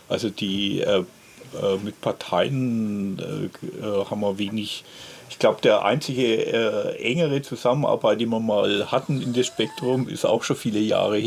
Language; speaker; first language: German; native; German